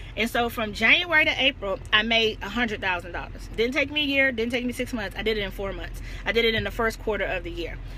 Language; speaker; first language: English; native; English